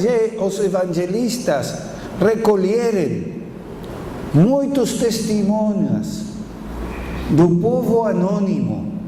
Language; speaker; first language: Portuguese; non-native, fluent; Spanish